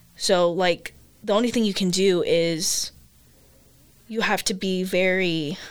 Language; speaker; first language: English; early bilingual, other home language; Filipino